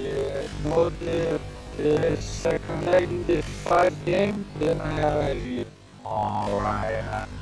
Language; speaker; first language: English; non-native, learner; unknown